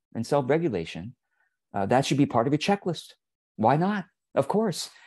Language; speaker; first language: English; early bilingual, other home language; Chinese